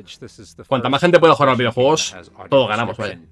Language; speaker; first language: Spanish; native; Spanish